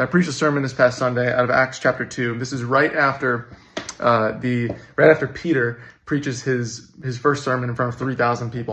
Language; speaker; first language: English; native; English